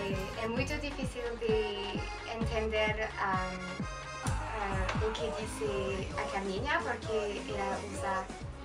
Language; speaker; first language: Portuguese; non-native, learner; French